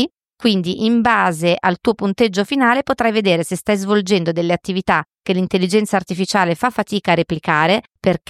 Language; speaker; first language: Italian; native; Italian